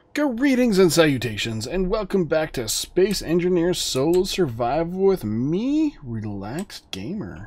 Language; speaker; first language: English; native; English